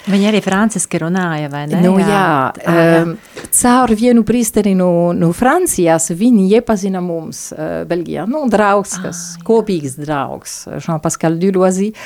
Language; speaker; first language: Latvian; non-native, fluent; French